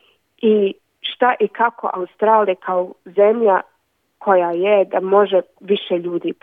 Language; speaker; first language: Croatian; early bilingual, other home language; Bosnian